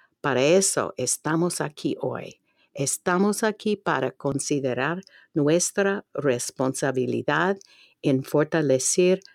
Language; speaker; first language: Spanish; non-native, fluent; English